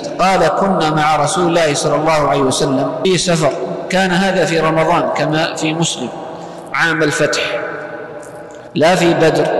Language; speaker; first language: Arabic; native; Arabic